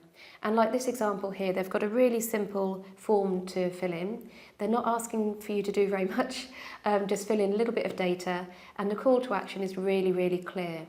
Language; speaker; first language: English; native; English